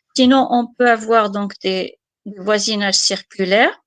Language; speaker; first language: French; non-native, local second language; Arabic